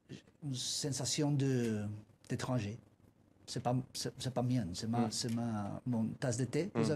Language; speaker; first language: French; non-native, learner; Spanish